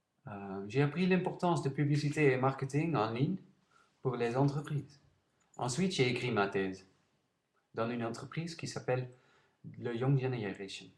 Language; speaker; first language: French; non-native, learner; Dutch